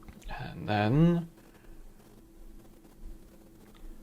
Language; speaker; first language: English; native; English